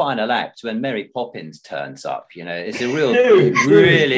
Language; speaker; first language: English; native; English